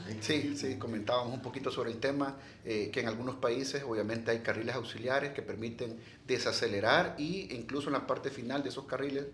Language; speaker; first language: Spanish; native; Spanish